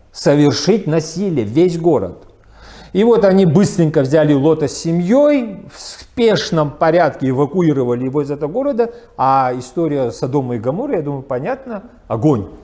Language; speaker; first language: Russian; non-native, local second language; Abkhazian